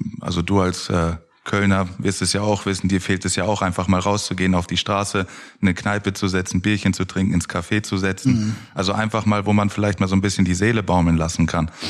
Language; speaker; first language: German; native; German